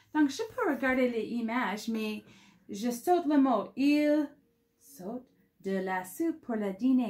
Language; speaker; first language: French; non-native, fluent; English